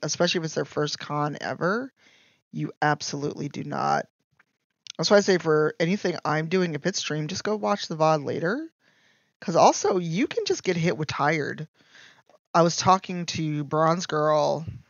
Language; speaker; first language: English; native; English